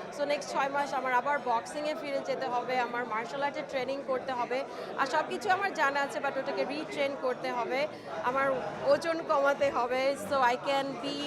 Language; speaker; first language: Bangla; early bilingual, heritage; Bangla